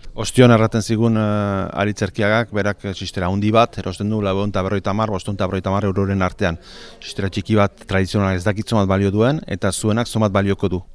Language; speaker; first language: Basque; native; Basque